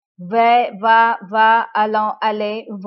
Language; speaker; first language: French; non-native, fluent; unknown